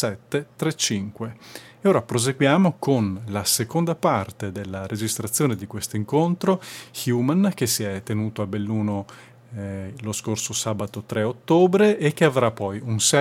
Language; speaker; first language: Italian; native; Italian